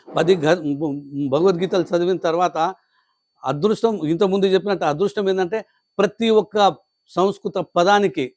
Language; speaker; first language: Telugu; non-native, local second language; Lambadi